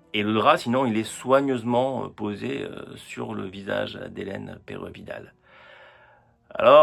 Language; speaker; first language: French; native; French